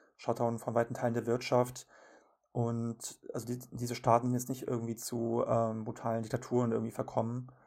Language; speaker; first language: German; native; German